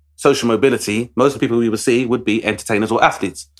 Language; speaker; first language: English; native; English